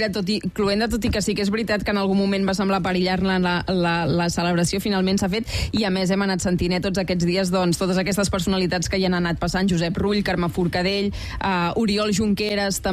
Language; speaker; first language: Catalan; native; Catalan